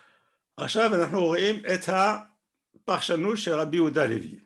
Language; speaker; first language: Hebrew; non-native, fluent; French